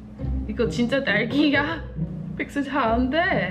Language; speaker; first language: Korean; non-native, learner; English